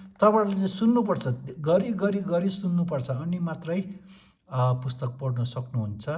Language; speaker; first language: Nepali; non-native, local second language; Tibetan